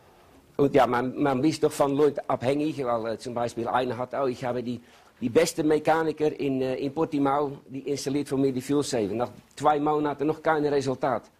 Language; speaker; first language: German; non-native, learner; Dutch